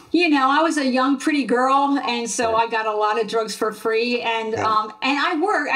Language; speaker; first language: English; native; English